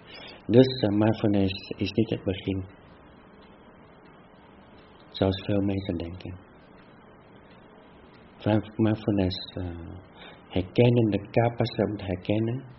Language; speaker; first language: Dutch; non-native, fluent; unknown